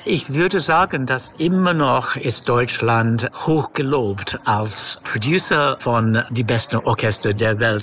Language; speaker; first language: German; non-native, fluent; English